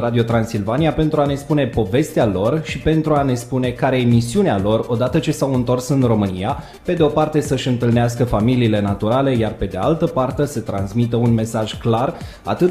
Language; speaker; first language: Romanian; native; Romanian